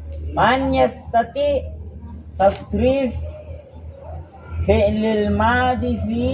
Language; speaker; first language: Arabic; non-native, fluent; Indonesian